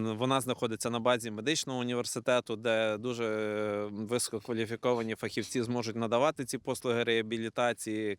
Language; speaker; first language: Ukrainian; native; Ukrainian